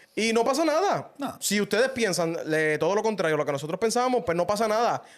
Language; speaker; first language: Spanish; native; Spanish